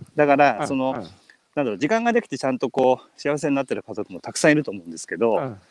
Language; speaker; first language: Japanese; native; Japanese